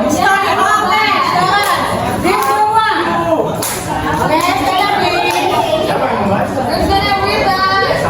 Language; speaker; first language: English; non-native, fluent; Indonesian